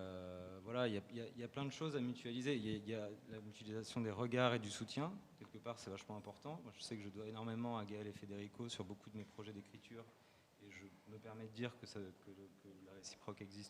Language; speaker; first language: French; native; French